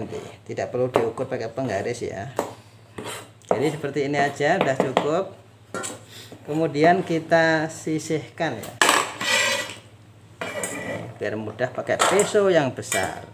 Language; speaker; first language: Indonesian; native; Indonesian